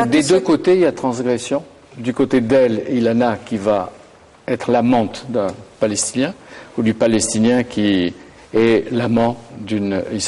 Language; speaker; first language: French; native; French